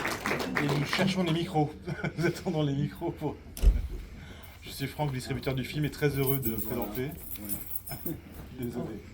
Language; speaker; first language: French; native; French